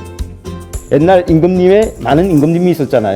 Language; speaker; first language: Korean; native; Korean